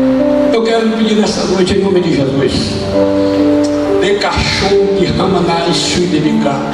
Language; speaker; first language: Portuguese; native; Portuguese